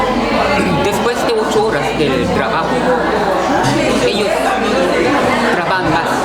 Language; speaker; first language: Spanish; non-native, fluent; Korean